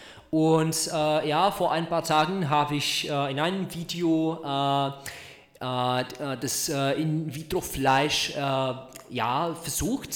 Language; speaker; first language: German; non-native, learner; Czech